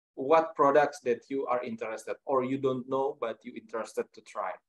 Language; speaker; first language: English; non-native, fluent; Indonesian